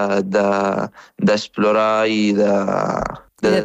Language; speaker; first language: Catalan; non-native, fluent; Arabic